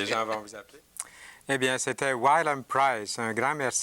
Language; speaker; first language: French; native; French